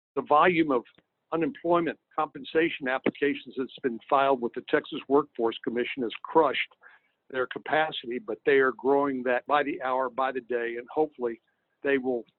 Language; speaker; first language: English; native; English